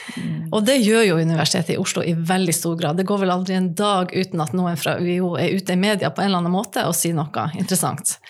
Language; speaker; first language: Norwegian; native; Norwegian